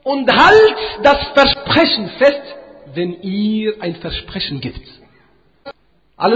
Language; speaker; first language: German; non-native, fluent; Arabic